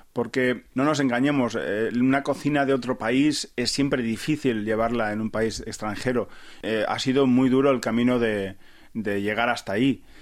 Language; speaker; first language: Spanish; native; Spanish